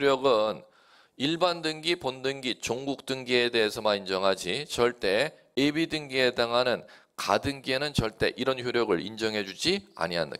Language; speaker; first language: Korean; native; Korean